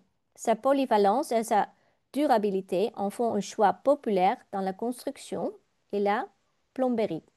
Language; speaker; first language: French; non-native, learner; Dutch